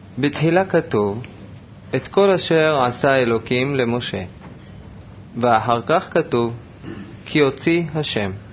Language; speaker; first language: Hebrew; native; Hebrew